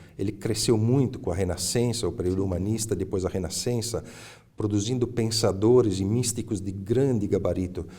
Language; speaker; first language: Portuguese; early bilingual, other home language; Italian